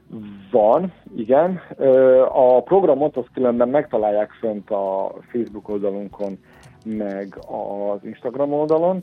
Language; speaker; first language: Hungarian; native; Hungarian